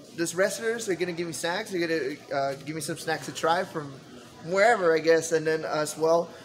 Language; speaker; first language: English; early bilingual, other home language; Spanish